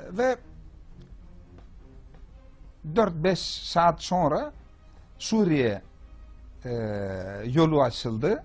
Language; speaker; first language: Turkish; non-native, fluent; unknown